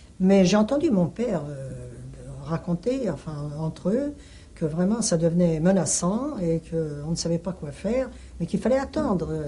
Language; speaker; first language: French; early bilingual, other home language; Hungarian